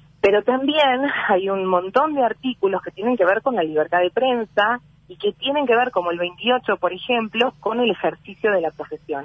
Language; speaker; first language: Spanish; native; Spanish